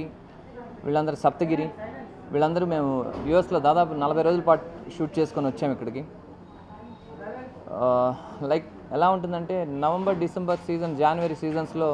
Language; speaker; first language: Telugu; native; Telugu